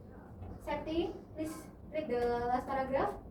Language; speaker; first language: English; non-native, learner; Indonesian